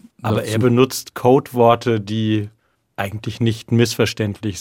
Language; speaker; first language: German; native; German